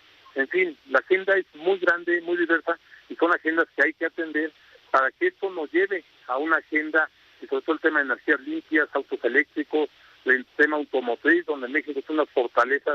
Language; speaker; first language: Spanish; native; Spanish